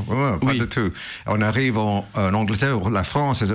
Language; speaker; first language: French; non-native, learner; English